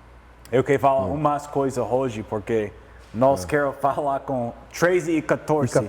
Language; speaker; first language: Portuguese; non-native, learner; English